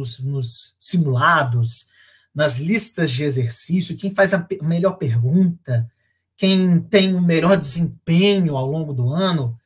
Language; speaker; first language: Portuguese; native; Portuguese